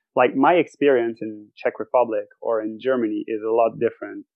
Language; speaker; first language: English; non-native, fluent; French